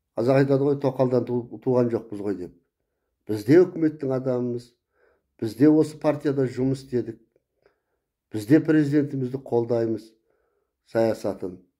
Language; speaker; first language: Kazakh; native; Kazakh